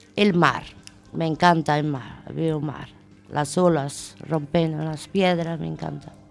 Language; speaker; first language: Spanish; non-native, learner; Portuguese